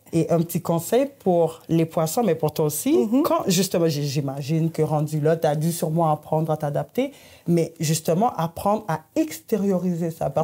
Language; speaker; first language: French; native; French